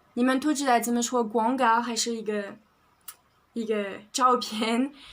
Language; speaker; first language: Chinese; non-native, fluent; French